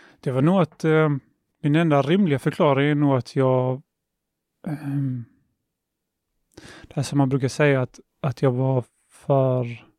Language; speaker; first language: Swedish; early bilingual, other home language; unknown